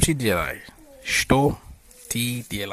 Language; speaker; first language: Russian; non-native, learner; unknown